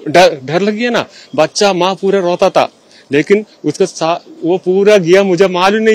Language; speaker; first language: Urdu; non-native, local second language; Malayalam